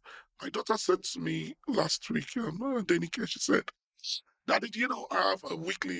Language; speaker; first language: English; non-native, local second language; Yoruba